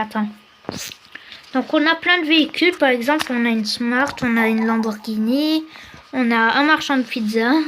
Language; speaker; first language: French; native; French